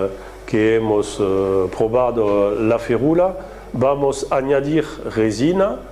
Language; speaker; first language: Spanish; non-native, fluent; French